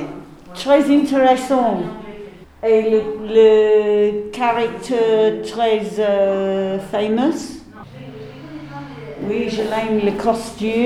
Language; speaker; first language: French; non-native, learner; English